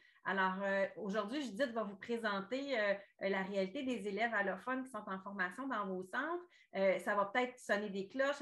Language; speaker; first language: French; native; French